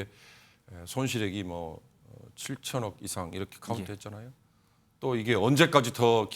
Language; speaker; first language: Korean; native; Korean